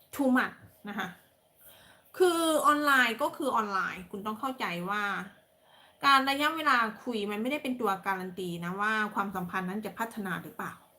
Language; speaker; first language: Thai; native; Thai